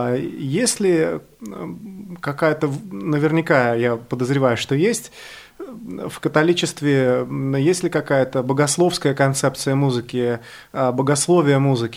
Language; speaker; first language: Russian; native; Russian